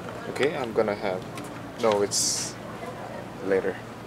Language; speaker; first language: English; non-native, fluent; Korean